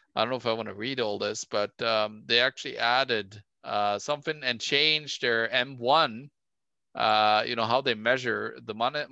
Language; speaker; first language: English; non-native, fluent; Norwegian